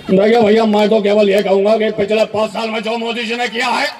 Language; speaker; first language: Hindi; native; Hindi